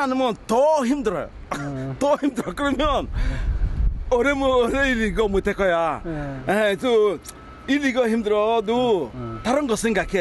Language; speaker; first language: Korean; non-native, learner; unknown